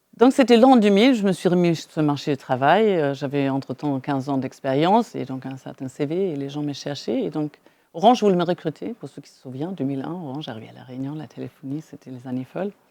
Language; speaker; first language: French; non-native, fluent; German